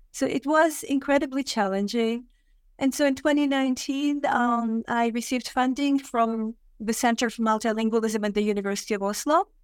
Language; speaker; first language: English; non-native, fluent; Russian